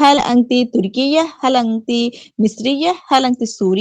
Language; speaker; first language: Arabic; non-native, learner; Bangla